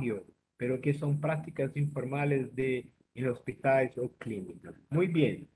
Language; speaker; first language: Spanish; non-native, learner; Portuguese